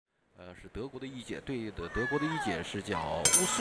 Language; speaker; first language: Chinese; native; Chinese